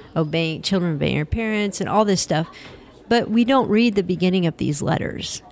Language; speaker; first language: English; native; English